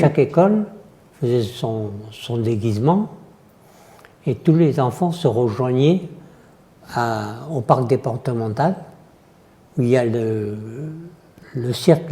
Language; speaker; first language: French; native; French